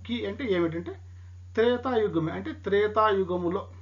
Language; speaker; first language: Telugu; non-native, local second language; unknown